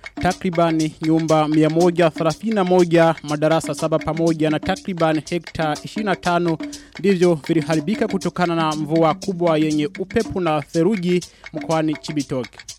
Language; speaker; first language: Swahili; non-native, local second language; Rundi